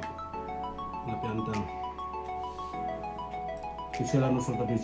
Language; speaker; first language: Italian; non-native, learner; Filipino